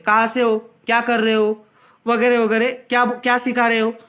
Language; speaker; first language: Hindi; non-native, local second language; Marathi